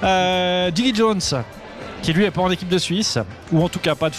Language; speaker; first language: French; native; French